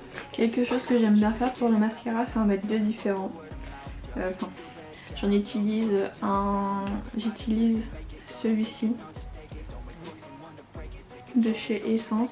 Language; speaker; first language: French; native; French